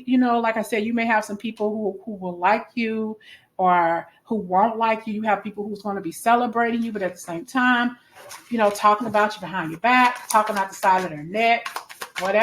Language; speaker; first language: English; native; English